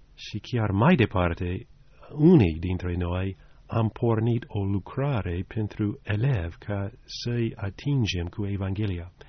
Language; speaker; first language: Romanian; non-native, fluent; English